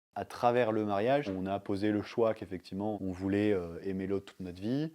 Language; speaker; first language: French; native; French